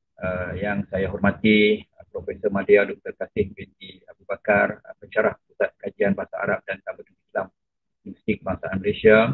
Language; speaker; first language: Malay; native; Malay